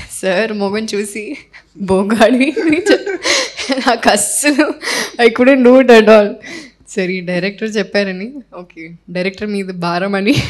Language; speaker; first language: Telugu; non-native, fluent; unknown